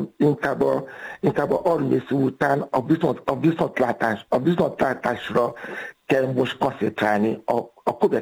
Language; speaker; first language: Hungarian; non-native, learner; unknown